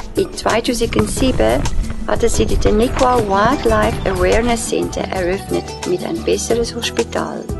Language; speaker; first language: German; non-native, fluent; Afrikaans